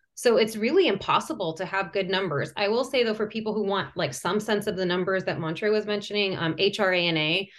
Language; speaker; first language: English; early bilingual, other home language; Persian